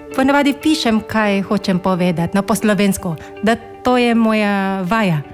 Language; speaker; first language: Slovenian; non-native, learner; Filipino